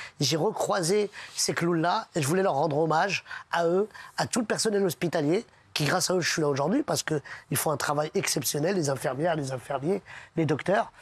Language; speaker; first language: French; early bilingual, other home language; Arabic